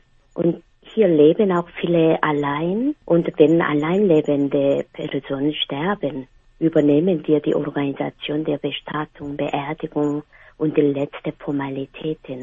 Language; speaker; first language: German; non-native, fluent; Korean